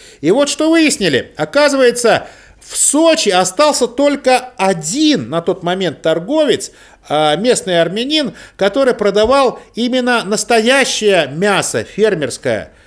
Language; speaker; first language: Russian; native; Russian